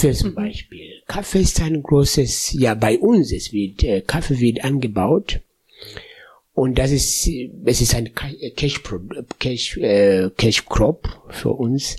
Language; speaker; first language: German; non-native, fluent; Swahili